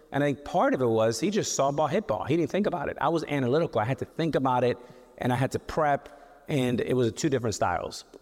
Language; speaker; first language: English; native; English